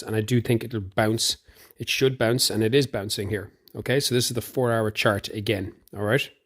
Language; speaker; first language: English; native; English